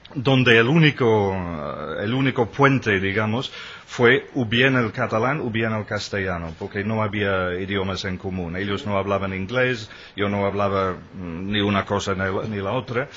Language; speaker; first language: Spanish; non-native, fluent; English